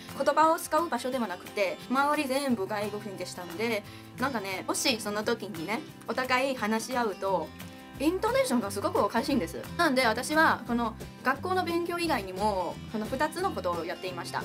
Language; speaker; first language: Japanese; non-native, fluent; Chinese